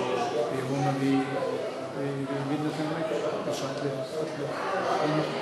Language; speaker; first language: Icelandic; non-native, learner; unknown